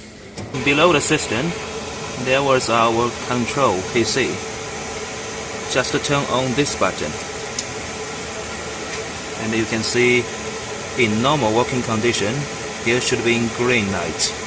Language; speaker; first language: English; non-native, learner; Chinese